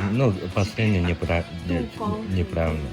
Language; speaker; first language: Russian; non-native, learner; Chinese